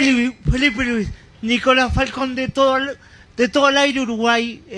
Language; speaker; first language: Spanish; native; Spanish